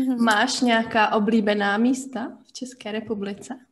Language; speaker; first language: Czech; native; Czech